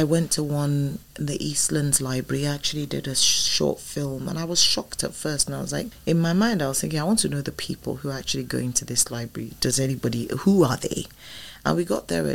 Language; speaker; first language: English; non-native, local second language; Yoruba